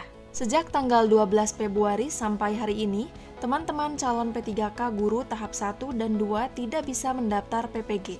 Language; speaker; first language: Indonesian; native; Indonesian